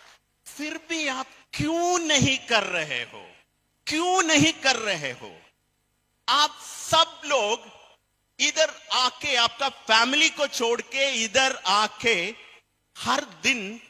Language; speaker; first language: Hindi; non-native, fluent; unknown